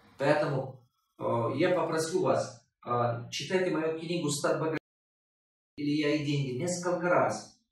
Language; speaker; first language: Russian; non-native, local second language; Tajik